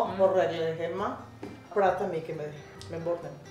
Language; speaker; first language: Swedish; non-native, learner; Spanish